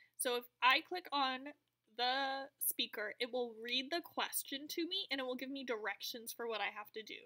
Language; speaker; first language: English; native; English